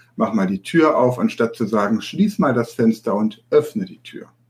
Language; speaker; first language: German; native; German